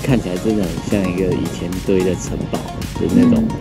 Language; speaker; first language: Chinese; native; Chinese